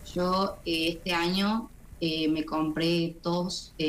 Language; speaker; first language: Spanish; native; Spanish